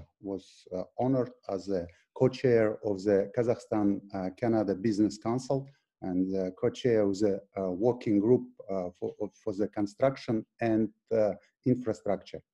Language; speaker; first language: English; non-native, fluent; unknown